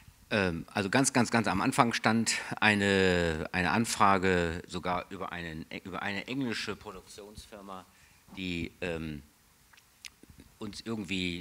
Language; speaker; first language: German; native; German